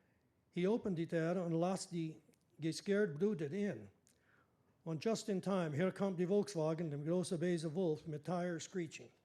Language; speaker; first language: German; early bilingual, heritage; English